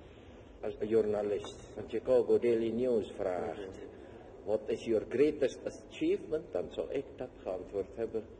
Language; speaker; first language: Dutch; non-native, fluent; Indonesian